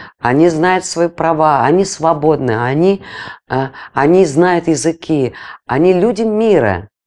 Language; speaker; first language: Russian; non-native, local second language; Latvian